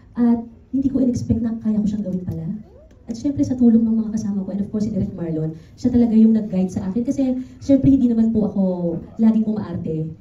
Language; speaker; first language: Filipino; native; Filipino